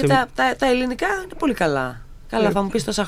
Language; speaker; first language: Greek; native; Greek